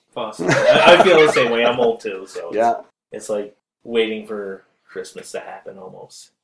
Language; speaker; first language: English; native; English